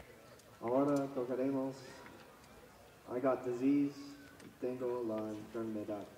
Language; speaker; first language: Spanish; non-native, learner; English